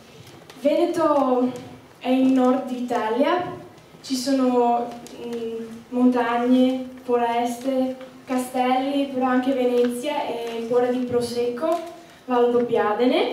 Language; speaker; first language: Italian; early bilingual, heritage; Slovak